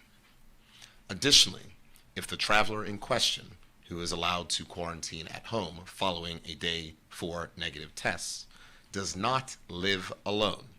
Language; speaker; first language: English; native; English